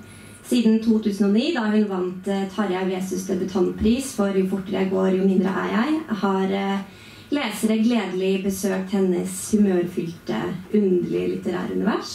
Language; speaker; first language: Norwegian; native; Norwegian